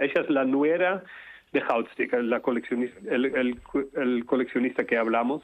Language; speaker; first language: Spanish; non-native, fluent; Dutch